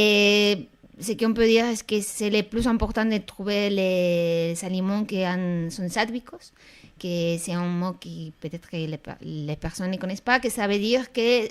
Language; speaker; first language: French; non-native, fluent; Spanish